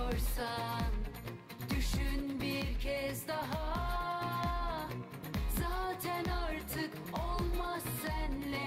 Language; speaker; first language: Turkish; non-native, learner; Korean